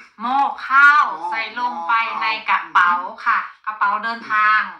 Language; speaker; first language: Thai; native; Thai